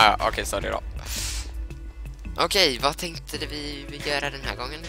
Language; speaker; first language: Swedish; native; Swedish